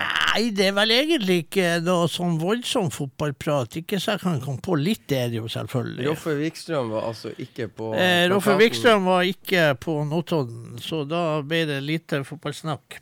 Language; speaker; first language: Norwegian; non-native, fluent; English